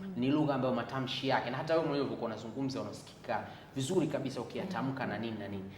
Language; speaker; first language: Swahili; native; Swahili